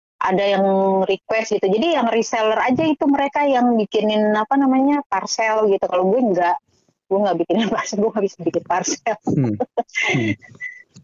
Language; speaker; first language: Indonesian; native; Indonesian